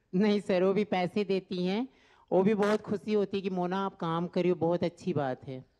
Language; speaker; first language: Hindi; native; Hindi